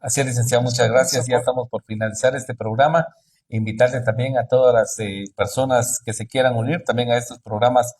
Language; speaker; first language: Spanish; native; Spanish